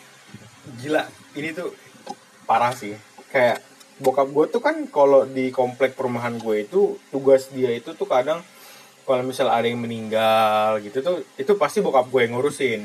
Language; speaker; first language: Indonesian; native; Indonesian